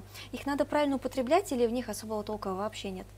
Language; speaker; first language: Russian; native; Russian